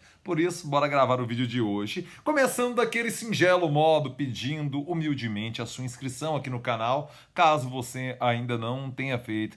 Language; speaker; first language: Portuguese; native; Portuguese